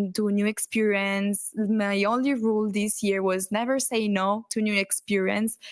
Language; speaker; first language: English; non-native, learner; Italian